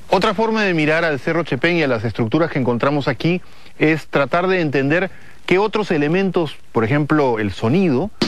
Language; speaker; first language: Spanish; native; Spanish